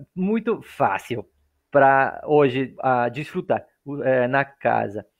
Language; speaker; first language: Portuguese; non-native, fluent; English